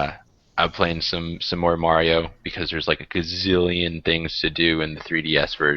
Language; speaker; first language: English; native; English